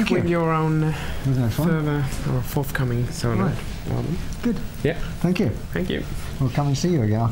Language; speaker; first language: English; non-native, fluent; Swedish